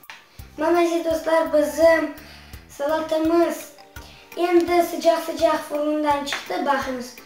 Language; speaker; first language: Turkish; early bilingual, heritage; Crimean Tatar